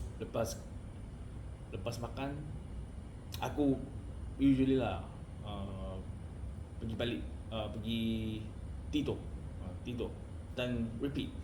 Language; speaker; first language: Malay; non-native, learner; Korean